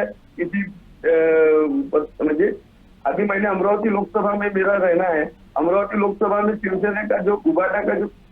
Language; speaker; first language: Hindi; non-native, local second language; Marathi